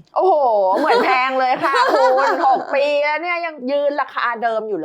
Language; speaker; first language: Thai; native; Thai